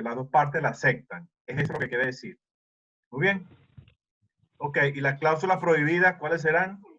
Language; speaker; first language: Spanish; native; Spanish